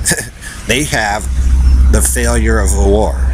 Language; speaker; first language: English; native; English